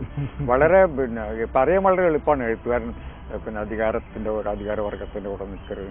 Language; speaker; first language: Malayalam; native; Malayalam